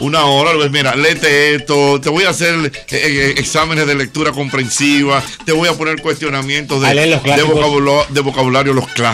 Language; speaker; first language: Spanish; native; Spanish